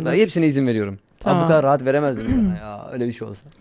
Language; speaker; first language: Turkish; native; Turkish